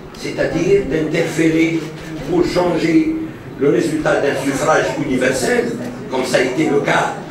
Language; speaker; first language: French; non-native, local second language; Arabic